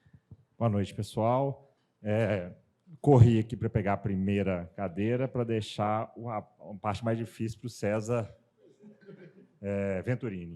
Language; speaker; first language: Portuguese; native; Portuguese